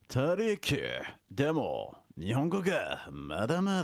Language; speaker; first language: Japanese; non-native, learner; English